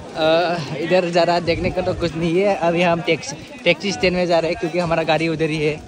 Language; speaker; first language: Hindi; non-native, local second language; Bodo